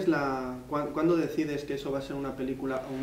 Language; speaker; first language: Spanish; native; Spanish